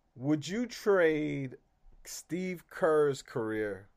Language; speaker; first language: English; native; English